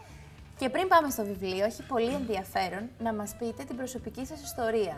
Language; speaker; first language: Greek; native; Greek